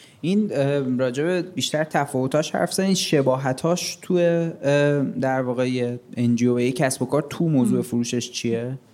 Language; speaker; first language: Persian; native; Persian